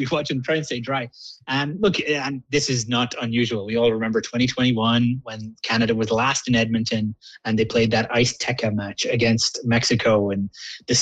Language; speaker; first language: English; native; English